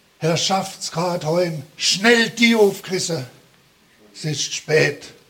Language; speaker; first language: German; native; German